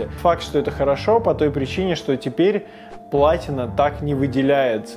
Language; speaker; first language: Russian; native; Russian